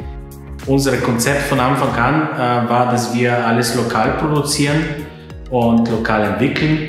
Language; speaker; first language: German; non-native, fluent; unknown